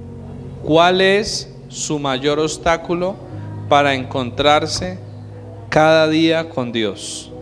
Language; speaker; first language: Spanish; native; Spanish